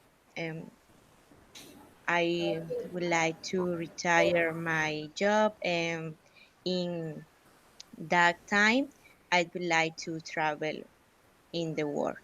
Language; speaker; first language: English; non-native, learner; Spanish